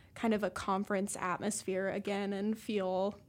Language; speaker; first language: English; native; English